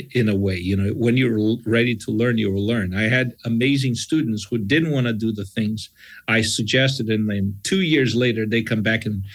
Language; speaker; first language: English; non-native, fluent; Portuguese